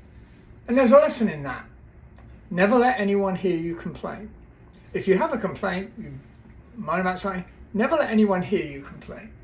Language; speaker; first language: English; native; English